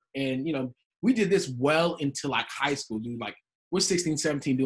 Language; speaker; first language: English; native; English